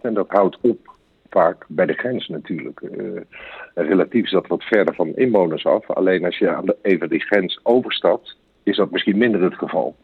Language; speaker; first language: Dutch; native; Dutch